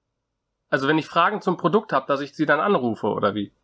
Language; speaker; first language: German; native; German